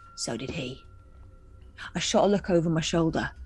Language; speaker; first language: English; native; English